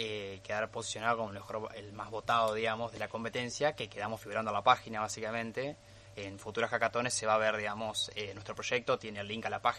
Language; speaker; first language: Spanish; native; Spanish